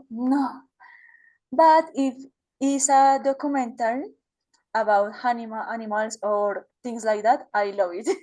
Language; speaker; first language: English; non-native, learner; Spanish